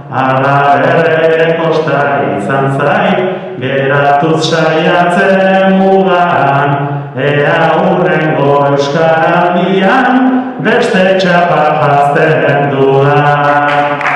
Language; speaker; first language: Basque; non-native, local second language; Spanish